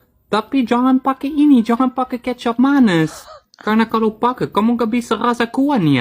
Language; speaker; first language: Indonesian; non-native, fluent; Dutch